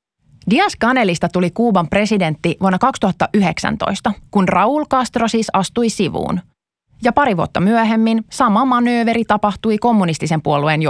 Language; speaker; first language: Finnish; native; Finnish